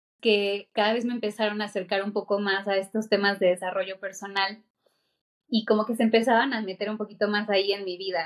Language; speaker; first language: Spanish; native; Spanish